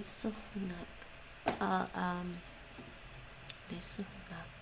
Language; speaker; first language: Arabic; non-native, learner; English